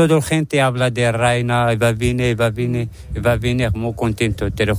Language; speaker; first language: Spanish; non-native, learner; Arabic